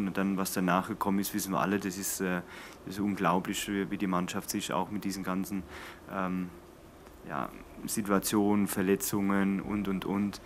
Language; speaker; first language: German; native; German